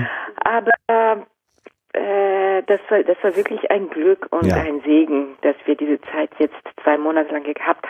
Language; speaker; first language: German; non-native, fluent; Japanese